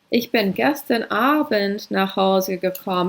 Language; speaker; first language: German; non-native, fluent; English